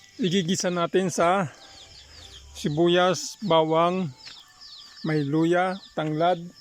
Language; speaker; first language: Filipino; native; Filipino